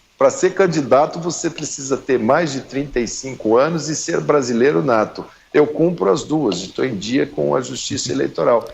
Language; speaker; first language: Portuguese; native; Portuguese